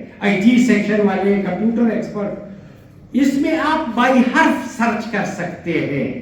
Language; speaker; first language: Urdu; non-native, local second language; Pashto